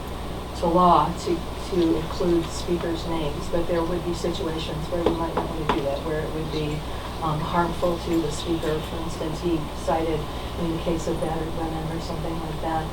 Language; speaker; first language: English; native; English